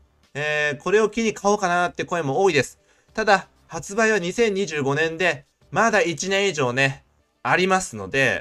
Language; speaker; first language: Japanese; native; Japanese